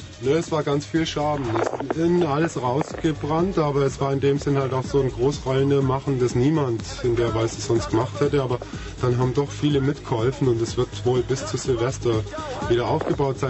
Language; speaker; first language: German; native; German